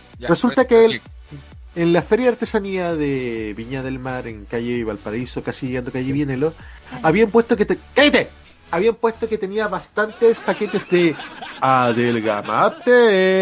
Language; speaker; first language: Spanish; native; Spanish